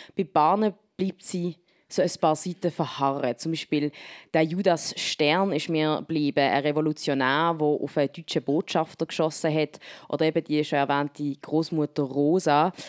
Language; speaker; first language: German; native; German